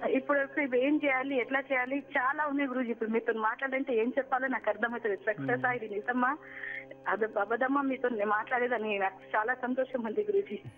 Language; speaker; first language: Telugu; non-native, local second language; Marathi